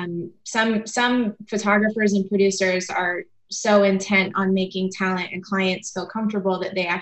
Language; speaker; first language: English; native; English